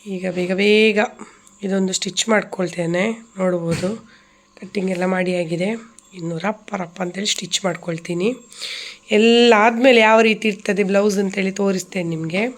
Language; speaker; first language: Kannada; non-native, local second language; Tulu